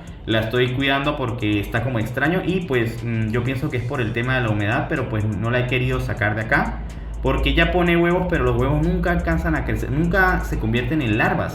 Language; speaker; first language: Spanish; native; Spanish